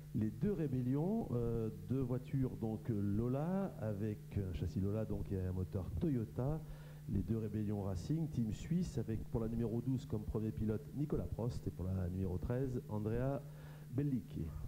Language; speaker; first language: French; native; French